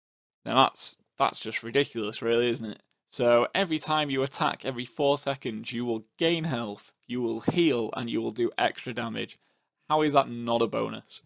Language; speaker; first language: English; native; English